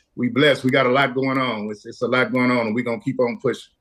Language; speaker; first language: English; native; English